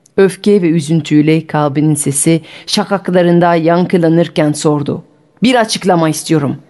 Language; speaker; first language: Turkish; non-native, fluent; French